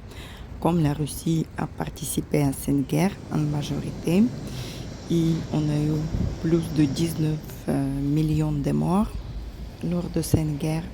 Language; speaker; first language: French; non-native, fluent; Russian